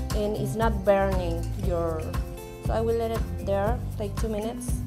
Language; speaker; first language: English; non-native, learner; Spanish